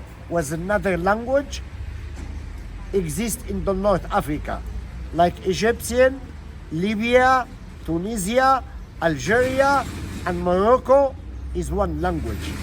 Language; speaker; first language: English; non-native, learner; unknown